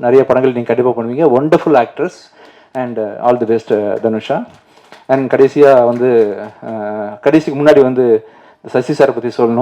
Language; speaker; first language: Tamil; native; Tamil